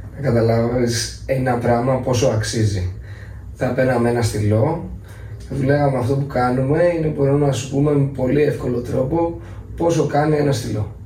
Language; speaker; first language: Greek; native; Greek